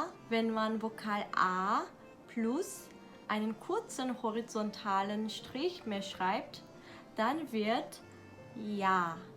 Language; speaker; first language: German; non-native, learner; Korean